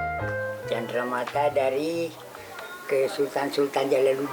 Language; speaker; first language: Indonesian; non-native, local second language; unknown